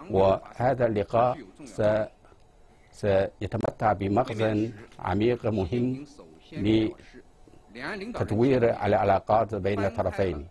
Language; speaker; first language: Arabic; non-native, fluent; Chinese